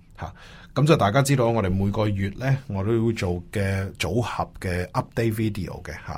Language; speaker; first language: Cantonese; early bilingual, heritage; Cantonese